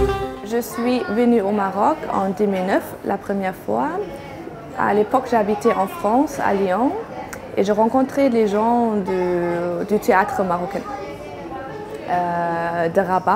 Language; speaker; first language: French; non-native, fluent; German